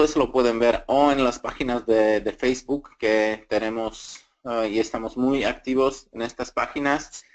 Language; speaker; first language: Spanish; non-native, fluent; Slovak